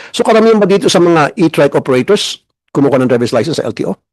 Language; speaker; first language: Filipino; native; Filipino